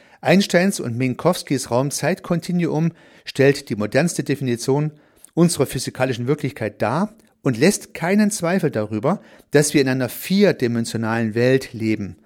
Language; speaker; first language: German; native; German